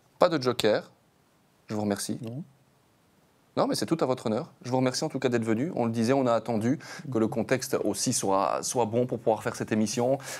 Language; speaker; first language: French; native; French